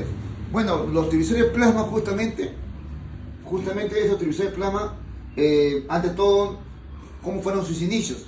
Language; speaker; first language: Spanish; native; Spanish